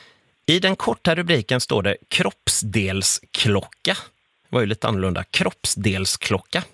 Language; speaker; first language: Swedish; native; Swedish